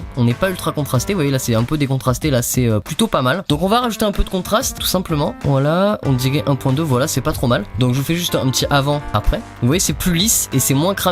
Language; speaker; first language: French; native; French